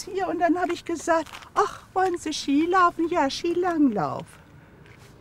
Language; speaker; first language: German; native; German